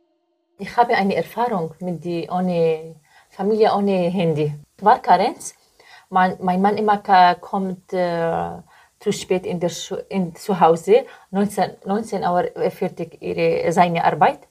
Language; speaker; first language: German; non-native, learner; Arabic